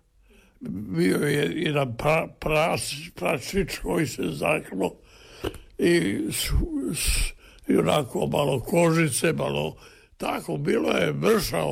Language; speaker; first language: Serbian; native; Serbian